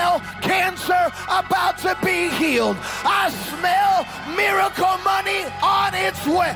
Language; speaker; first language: English; native; English